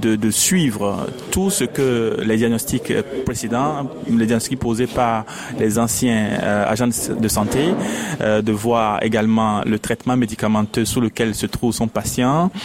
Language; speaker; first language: French; non-native, local second language; Ewe